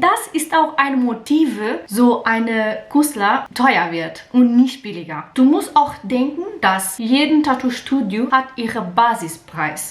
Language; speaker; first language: German; non-native, learner; Portuguese